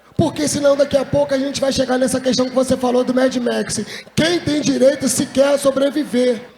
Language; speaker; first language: Portuguese; native; Portuguese